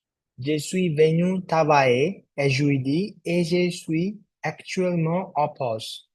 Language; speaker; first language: French; non-native, learner; Bangla